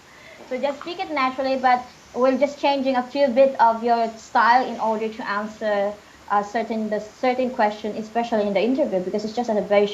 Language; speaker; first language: English; non-native, fluent; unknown